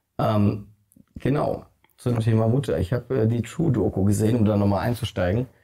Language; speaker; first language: German; early bilingual, other home language; Polish